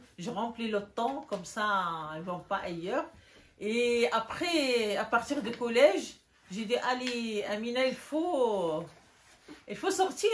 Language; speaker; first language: French; non-native, local second language; Arabic